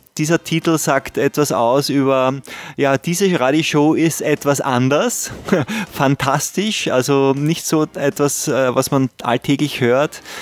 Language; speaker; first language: German; native; German